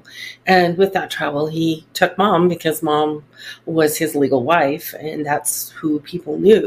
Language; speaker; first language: English; native; English